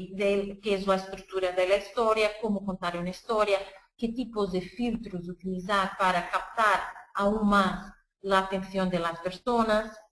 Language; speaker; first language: Spanish; non-native, fluent; Portuguese